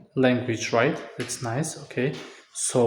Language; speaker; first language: English; non-native, fluent; Tajik